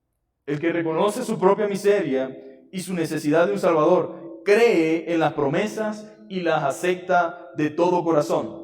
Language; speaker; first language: Spanish; native; Spanish